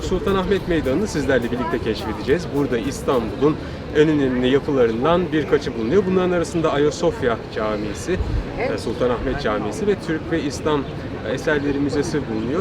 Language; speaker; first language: Turkish; native; Turkish